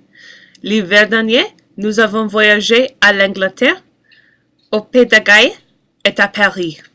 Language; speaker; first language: French; non-native, learner; English